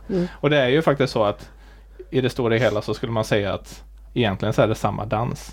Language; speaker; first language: Swedish; native; Swedish